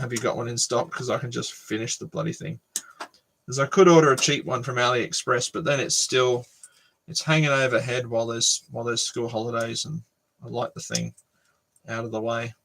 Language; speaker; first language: English; native; English